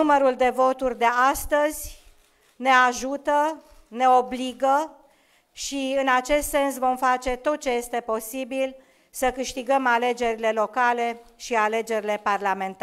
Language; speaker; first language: Romanian; native; Romanian